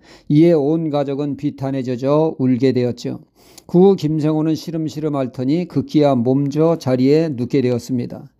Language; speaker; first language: Korean; native; Korean